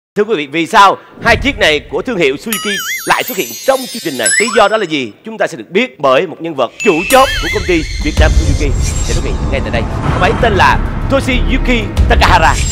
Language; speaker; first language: Vietnamese; native; Vietnamese